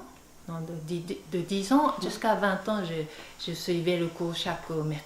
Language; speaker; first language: French; non-native, fluent; Japanese